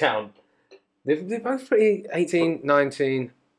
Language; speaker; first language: English; native; English